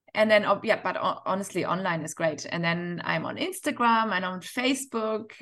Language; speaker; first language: English; non-native, fluent; German